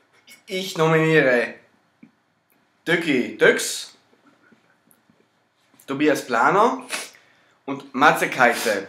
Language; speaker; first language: German; native; German